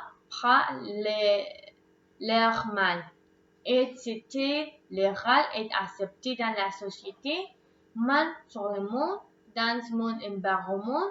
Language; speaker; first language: French; non-native, learner; Spanish